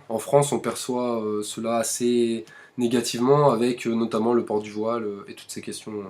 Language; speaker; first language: French; native; French